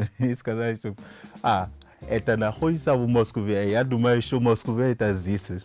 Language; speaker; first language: Russian; non-native, learner; Fon